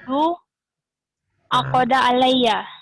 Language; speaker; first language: Arabic; non-native, learner; Indonesian